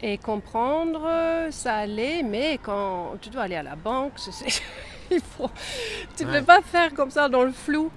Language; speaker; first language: French; non-native, fluent; Swedish